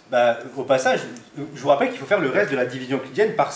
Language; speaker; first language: French; native; French